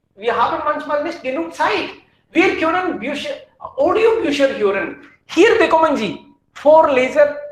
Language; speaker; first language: German; non-native, fluent; Hindi